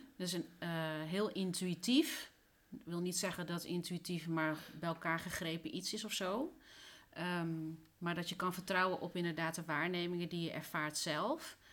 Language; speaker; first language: Dutch; early bilingual, other home language; Spanish